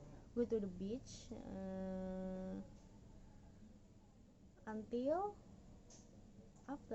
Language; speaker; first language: English; non-native, learner; Indonesian